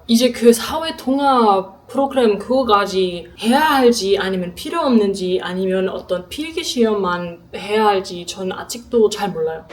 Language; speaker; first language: Korean; non-native, fluent; German